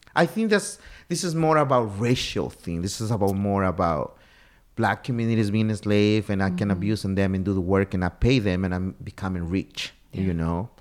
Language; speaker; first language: English; non-native, fluent; Spanish